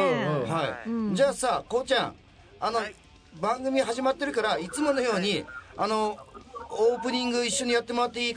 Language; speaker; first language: Japanese; native; Japanese